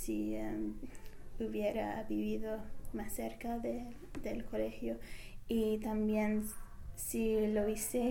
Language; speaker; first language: Spanish; non-native, fluent; English